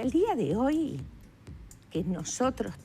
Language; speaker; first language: Spanish; native; Spanish